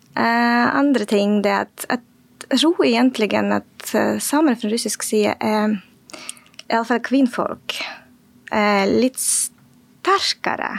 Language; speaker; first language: Norwegian; non-native, fluent; Russian